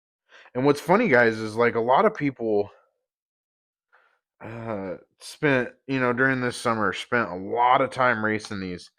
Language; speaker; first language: English; native; English